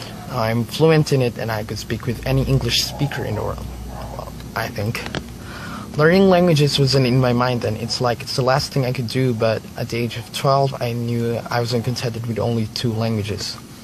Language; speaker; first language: English; non-native, local second language; Filipino